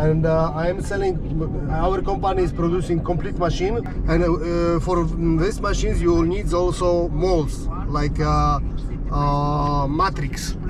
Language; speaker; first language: English; non-native, fluent; Polish